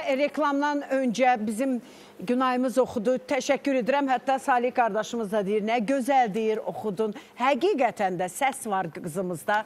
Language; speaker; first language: Azerbaijani; native; Azerbaijani